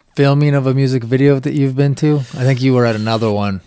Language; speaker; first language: English; native; English